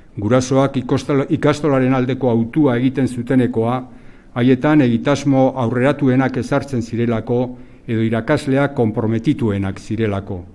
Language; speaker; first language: Basque; native; Basque